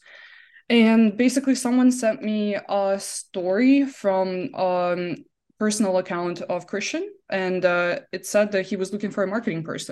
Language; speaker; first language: English; non-native, fluent; Russian